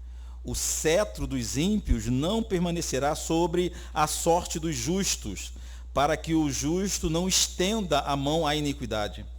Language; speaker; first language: Portuguese; native; Portuguese